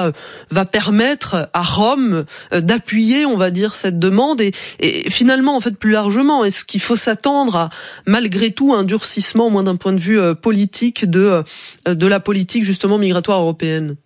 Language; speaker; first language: French; native; French